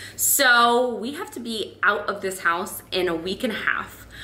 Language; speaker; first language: English; native; English